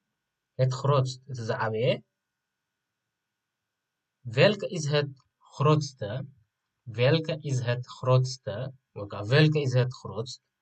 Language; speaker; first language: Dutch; non-native, fluent; Tigrinya